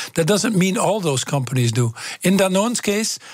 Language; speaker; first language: English; non-native, fluent; Dutch